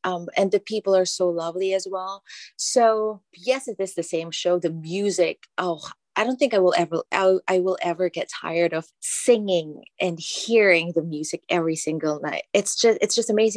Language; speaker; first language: English; non-native, local second language; Filipino